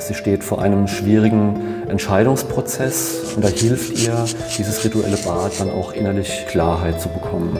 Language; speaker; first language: German; native; German